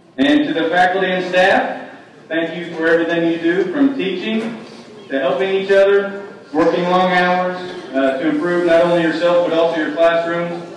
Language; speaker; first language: English; native; English